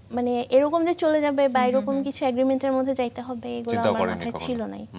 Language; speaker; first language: Bangla; native; Bangla